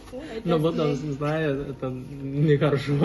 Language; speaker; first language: Russian; non-native, learner; Vietnamese